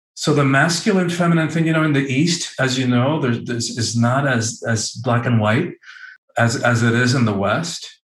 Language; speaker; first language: English; early bilingual, other home language; Spanish